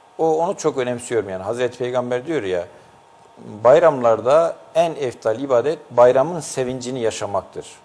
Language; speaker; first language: Turkish; native; Turkish